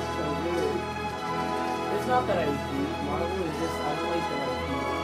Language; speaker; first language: English; native; English